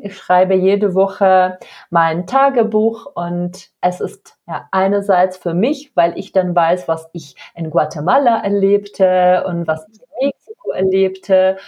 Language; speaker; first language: German; non-native, fluent; Czech